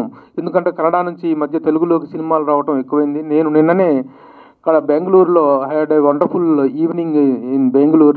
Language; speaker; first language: Telugu; native; Telugu